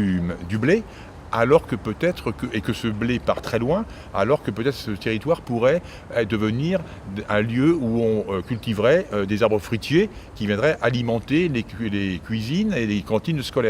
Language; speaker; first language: French; native; French